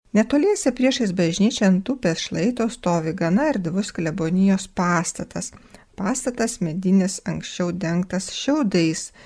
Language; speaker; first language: Lithuanian; native; Lithuanian